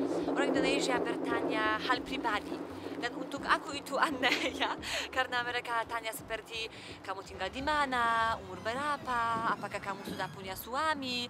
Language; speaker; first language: Indonesian; non-native, learner; Polish